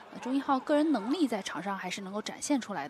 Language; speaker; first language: Chinese; native; Chinese